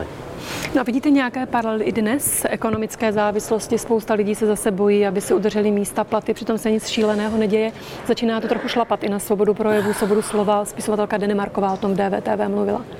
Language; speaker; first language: Czech; native; Czech